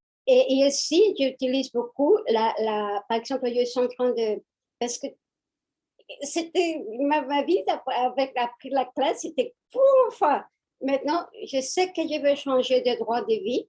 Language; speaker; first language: French; non-native, fluent; Spanish